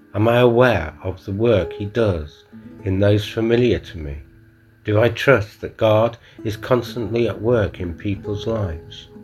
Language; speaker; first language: English; native; English